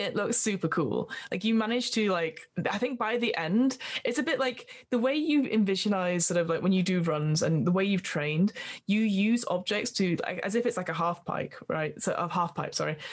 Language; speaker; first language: English; native; English